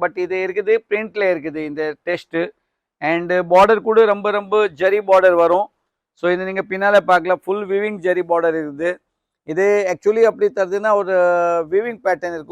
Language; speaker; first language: Tamil; non-native, fluent; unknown